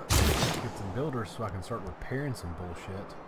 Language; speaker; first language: English; native; English